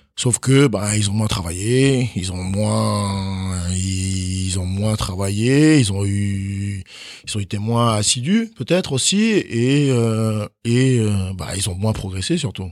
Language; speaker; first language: French; early bilingual, other home language; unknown